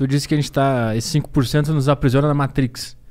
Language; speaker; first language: Portuguese; native; Portuguese